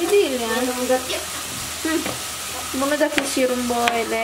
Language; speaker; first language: Turkish; non-native, learner; Indonesian